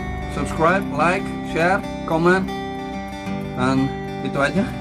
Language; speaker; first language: Indonesian; non-native, learner; Dutch